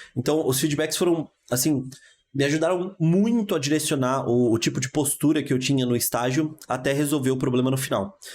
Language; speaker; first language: Portuguese; native; Portuguese